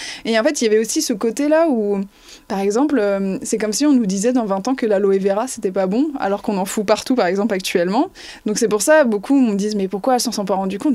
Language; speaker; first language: French; native; French